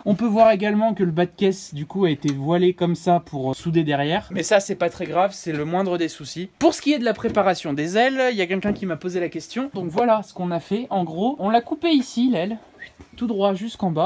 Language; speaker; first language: French; native; French